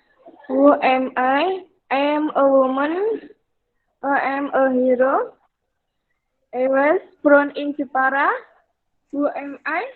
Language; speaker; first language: English; non-native, learner; Indonesian